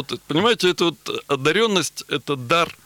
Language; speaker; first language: Russian; native; Russian